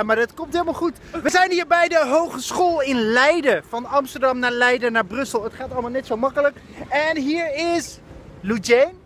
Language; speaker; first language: Dutch; native; Dutch